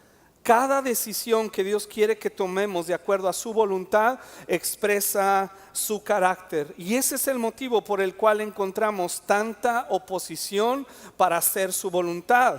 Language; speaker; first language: Spanish; native; Spanish